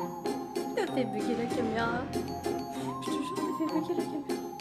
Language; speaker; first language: French; native; French